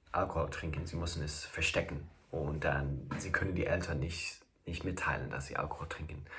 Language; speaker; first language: German; non-native, learner; English